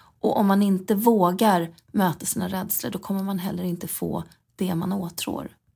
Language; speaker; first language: Swedish; native; Swedish